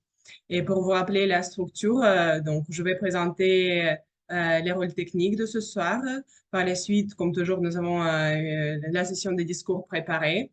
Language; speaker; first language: French; non-native, fluent; Russian